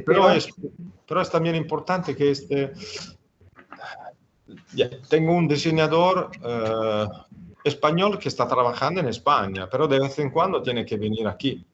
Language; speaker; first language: Spanish; non-native, fluent; Italian